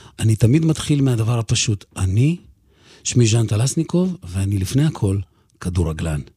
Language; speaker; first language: Hebrew; early bilingual, other home language; Russian